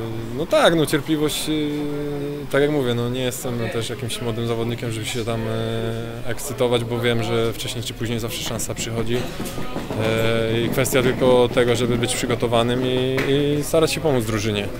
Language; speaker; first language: Polish; native; Polish